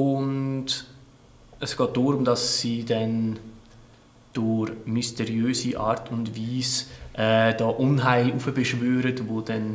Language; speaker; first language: German; native; German